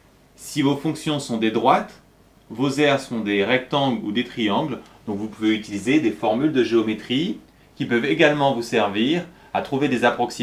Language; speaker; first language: French; native; French